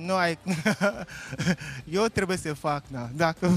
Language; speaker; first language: Romanian; non-native, learner; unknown